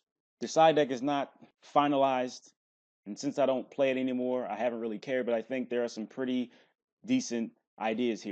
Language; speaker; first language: English; native; English